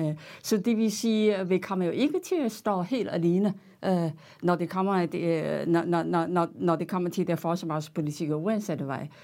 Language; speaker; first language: Danish; non-native, fluent; Chinese